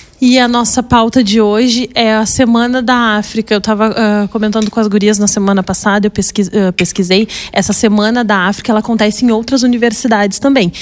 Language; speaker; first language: Portuguese; native; Portuguese